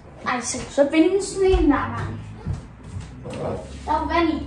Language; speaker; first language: Danish; early bilingual, other home language; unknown